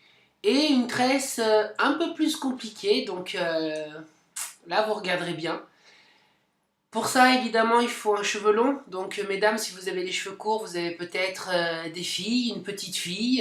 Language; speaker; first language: French; native; French